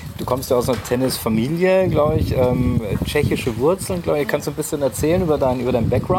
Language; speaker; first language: German; native; German